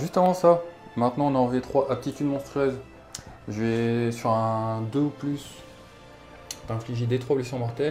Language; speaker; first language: French; native; French